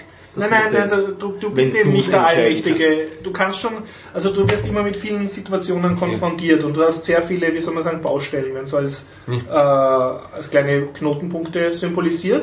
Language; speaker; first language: German; native; German